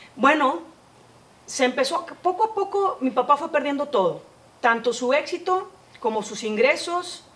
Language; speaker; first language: Spanish; native; Spanish